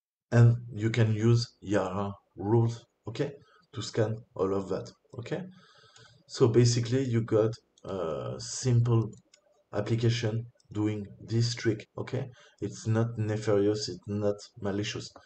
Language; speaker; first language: English; non-native, fluent; French